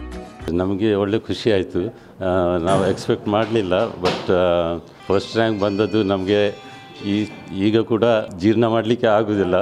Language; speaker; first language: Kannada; non-native, local second language; Konkani